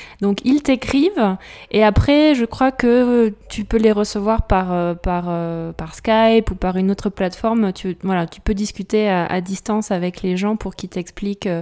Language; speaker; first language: French; native; French